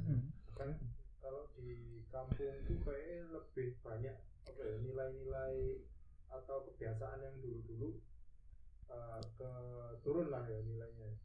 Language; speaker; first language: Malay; non-native, local second language; Javanese